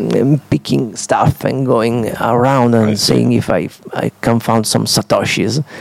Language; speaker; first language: English; non-native, fluent; Italian